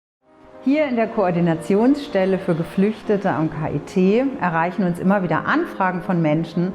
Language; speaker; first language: German; native; German